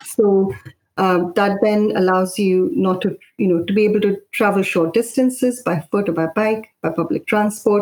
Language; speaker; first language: English; non-native, local second language; Malayalam